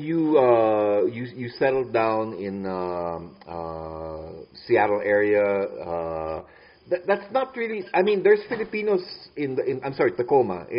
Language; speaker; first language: English; non-native, local second language; Filipino